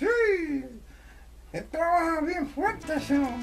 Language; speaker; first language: Spanish; early bilingual, heritage; Spanish